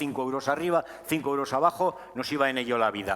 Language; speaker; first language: Spanish; native; Spanish